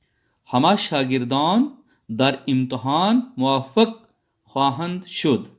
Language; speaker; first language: Persian; non-native, fluent; Urdu